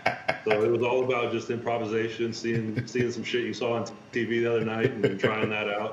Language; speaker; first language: English; native; English